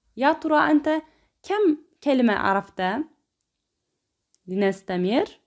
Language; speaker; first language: Arabic; non-native, fluent; Turkish